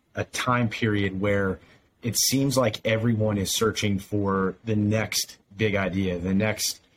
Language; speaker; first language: English; native; English